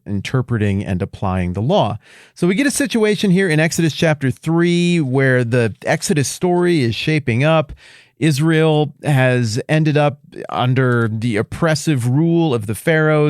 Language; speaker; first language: English; native; English